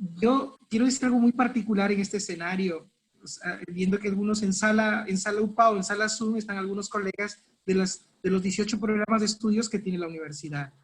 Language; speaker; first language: Spanish; native; Spanish